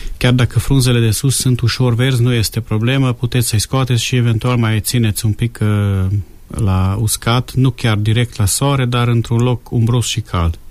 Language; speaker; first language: Romanian; non-native, local second language; Hungarian